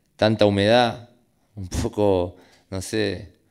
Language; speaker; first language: Spanish; native; Spanish